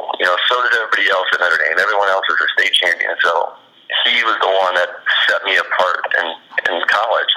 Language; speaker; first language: English; native; English